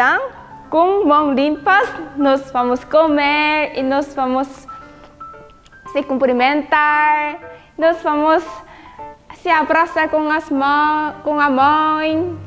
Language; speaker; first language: Portuguese; non-native, fluent; Korean